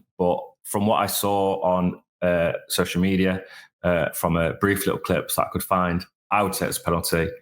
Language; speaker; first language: English; native; English